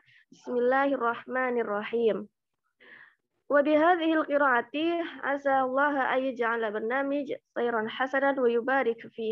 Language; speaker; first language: Arabic; non-native, learner; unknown